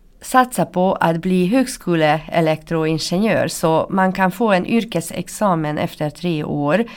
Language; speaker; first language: Swedish; non-native, fluent; Hungarian